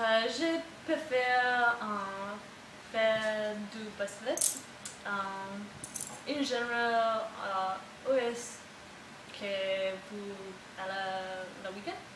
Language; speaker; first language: French; non-native, learner; English